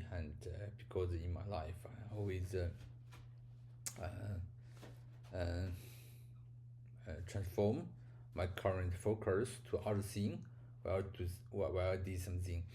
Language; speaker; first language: English; non-native, learner; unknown